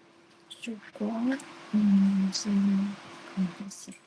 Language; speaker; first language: French; non-native, learner; Vietnamese